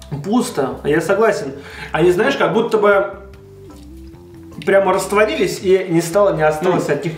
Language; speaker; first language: Russian; native; Russian